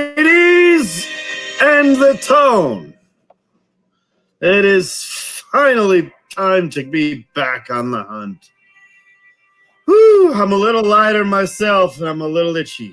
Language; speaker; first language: English; native; English